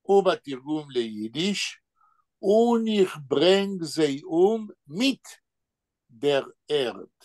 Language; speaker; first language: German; non-native, fluent; Hebrew